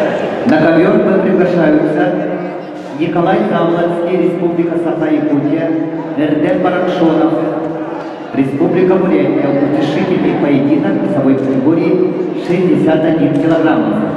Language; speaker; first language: Russian; native; Russian